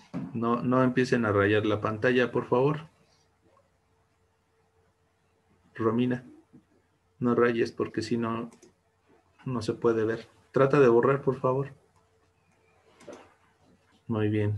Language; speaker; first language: Spanish; native; Spanish